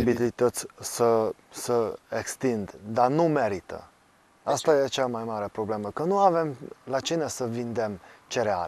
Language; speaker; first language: Romanian; non-native, local second language; Hungarian